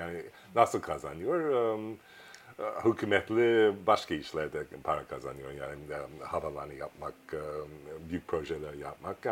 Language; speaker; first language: Turkish; non-native, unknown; English